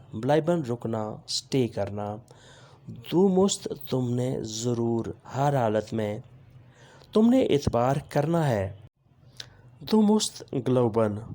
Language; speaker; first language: Urdu; native; Urdu